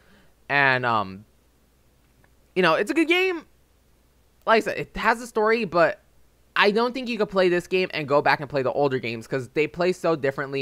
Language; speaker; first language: English; native; English